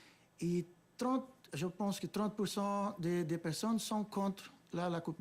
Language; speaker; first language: French; non-native, fluent; Portuguese